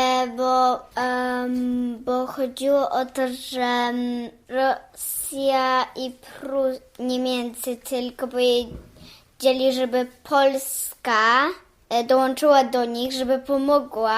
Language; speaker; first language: Polish; early bilingual, heritage; Polish